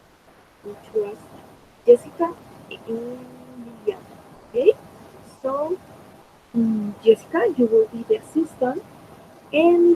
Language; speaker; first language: English; non-native, fluent; Spanish